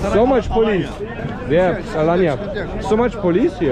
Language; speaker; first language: English; non-native, fluent; German